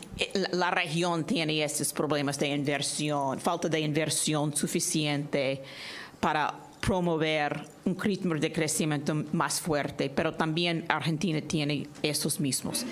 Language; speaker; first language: Spanish; non-native, fluent; English